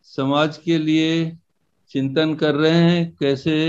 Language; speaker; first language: Hindi; native; Hindi